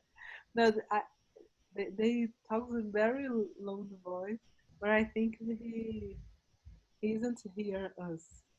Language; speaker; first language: English; non-native, learner; Portuguese